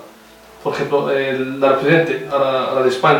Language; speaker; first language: Spanish; non-native, fluent; Arabic